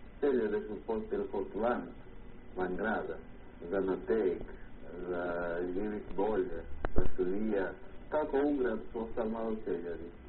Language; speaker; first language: Bosnian; early bilingual, heritage; Croatian